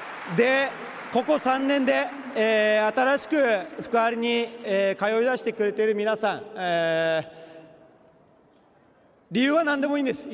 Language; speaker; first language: Japanese; native; Japanese